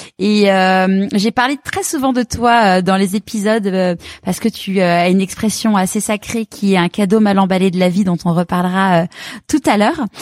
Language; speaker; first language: French; native; French